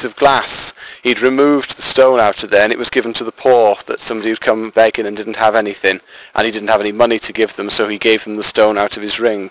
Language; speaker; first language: English; native; English